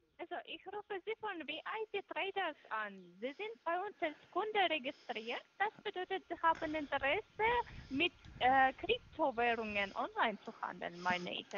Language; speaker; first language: German; non-native, fluent; Russian